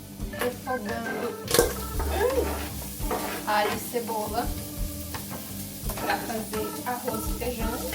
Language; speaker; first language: Portuguese; native; Portuguese